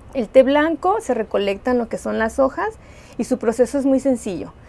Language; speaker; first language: Spanish; native; Spanish